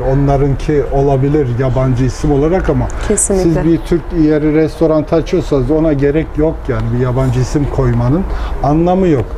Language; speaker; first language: Turkish; native; Turkish